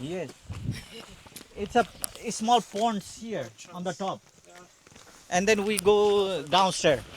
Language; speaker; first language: English; non-native, learner; Nepali